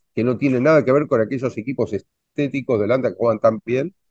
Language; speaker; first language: Spanish; native; Spanish